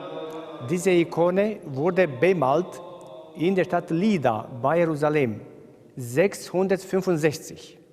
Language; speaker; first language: German; non-native, fluent; Romanian